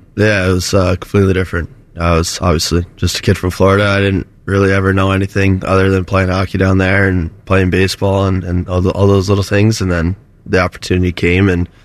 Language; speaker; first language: English; native; English